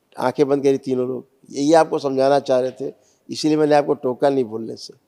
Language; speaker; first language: Hindi; native; Hindi